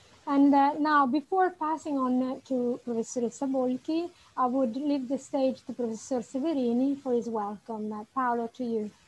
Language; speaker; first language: English; non-native, fluent; Italian